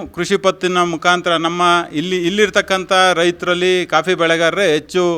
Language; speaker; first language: Kannada; native; Kannada